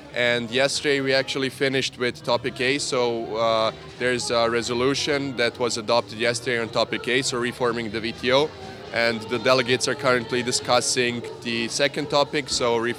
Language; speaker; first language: English; non-native, fluent; Serbian